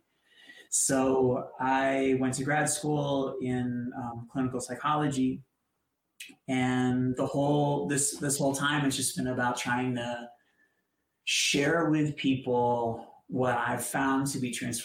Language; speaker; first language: English; native; English